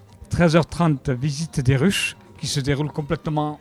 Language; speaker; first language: French; native; French